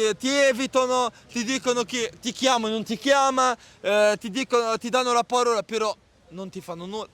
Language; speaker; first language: Italian; non-native, learner; Arabic